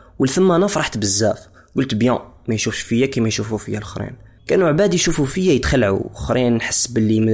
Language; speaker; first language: Arabic; non-native, fluent; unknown